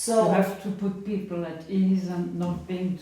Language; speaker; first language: English; non-native, fluent; French